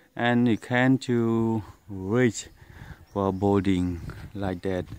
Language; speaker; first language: English; non-native, learner; Khmer